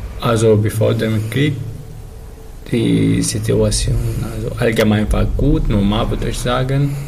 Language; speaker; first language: German; non-native, learner; Arabic